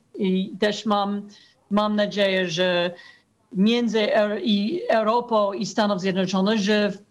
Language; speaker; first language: Polish; non-native, fluent; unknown